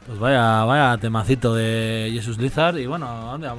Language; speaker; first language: Spanish; native; Spanish